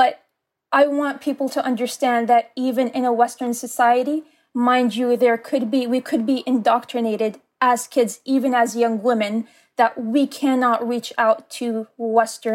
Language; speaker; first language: English; native; English